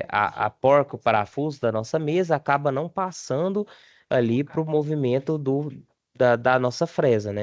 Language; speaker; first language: Portuguese; native; Portuguese